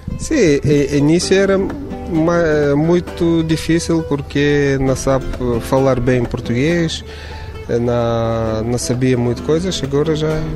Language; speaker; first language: Portuguese; non-native, learner; Ukrainian